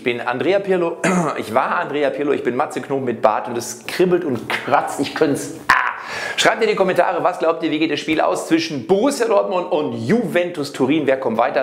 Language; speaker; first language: German; native; German